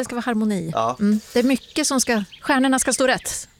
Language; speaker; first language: Swedish; native; Swedish